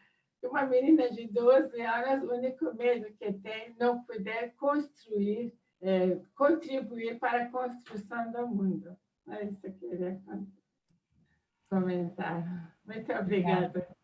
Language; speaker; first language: Portuguese; non-native, fluent; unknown